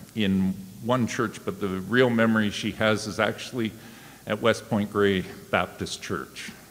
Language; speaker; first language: English; native; English